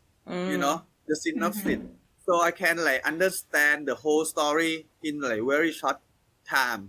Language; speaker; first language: English; non-native, learner; Thai